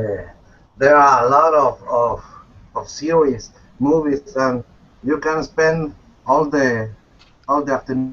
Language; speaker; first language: English; non-native, learner; Spanish